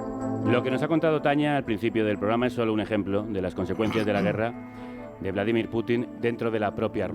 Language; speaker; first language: Spanish; native; Spanish